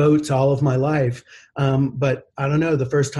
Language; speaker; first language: English; native; English